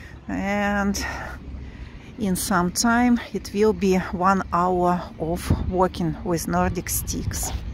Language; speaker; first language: English; non-native, fluent; Russian